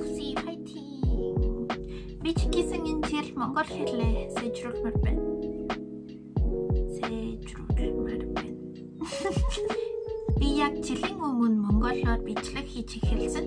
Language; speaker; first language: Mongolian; non-native, learner; Korean